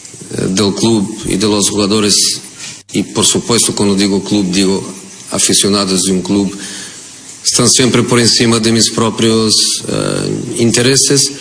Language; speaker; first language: Spanish; non-native, fluent; Portuguese